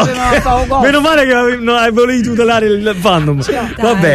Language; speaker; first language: Italian; native; Italian